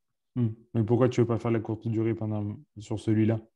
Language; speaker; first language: French; native; French